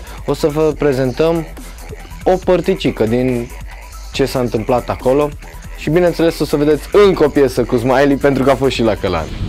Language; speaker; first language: Romanian; native; Romanian